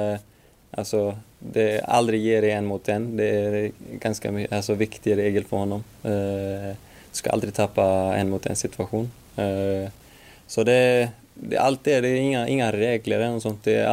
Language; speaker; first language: Swedish; non-native, fluent; Icelandic